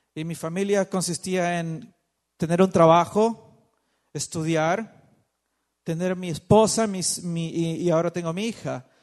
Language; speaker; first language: English; non-native, fluent; Spanish